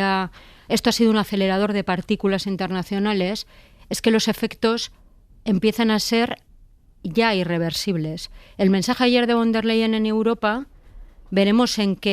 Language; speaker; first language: Spanish; native; Spanish